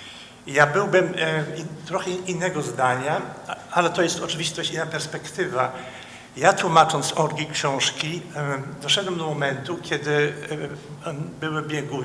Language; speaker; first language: Polish; non-native, fluent; Dutch